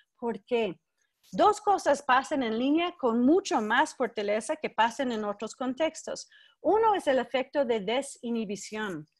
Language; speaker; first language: Spanish; non-native, fluent; English